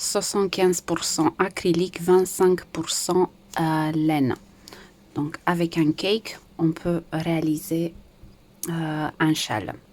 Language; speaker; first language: French; non-native, fluent; Romanian